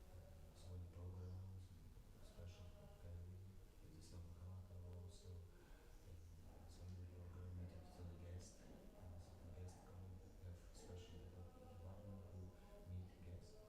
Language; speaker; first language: English; non-native, learner; Russian